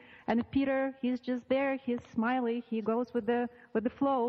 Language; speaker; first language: English; non-native, fluent; Russian